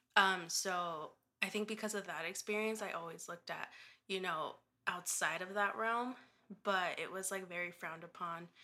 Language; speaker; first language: English; early bilingual, other home language; Spanish